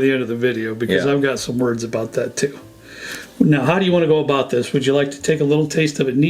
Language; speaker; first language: English; native; English